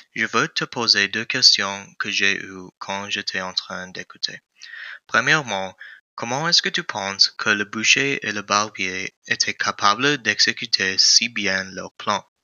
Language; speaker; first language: French; non-native, learner; English